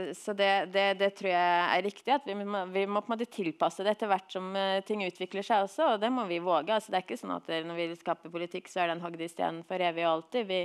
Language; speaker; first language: Norwegian; native; Norwegian